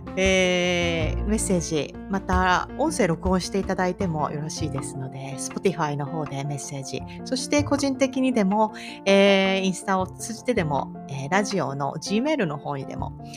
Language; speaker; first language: Japanese; native; Japanese